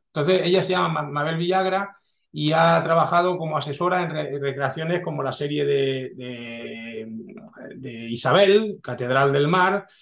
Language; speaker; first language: Spanish; early bilingual, heritage; Spanish